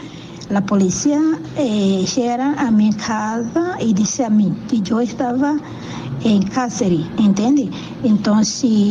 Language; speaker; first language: Spanish; non-native, learner; Portuguese